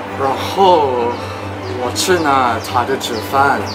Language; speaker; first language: Chinese; non-native, learner; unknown